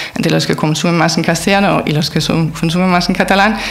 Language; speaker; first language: Spanish; non-native, fluent; German